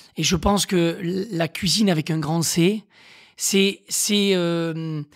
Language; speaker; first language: French; native; French